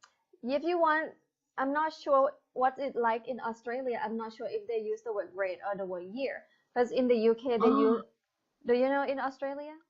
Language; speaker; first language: English; non-native, fluent; Thai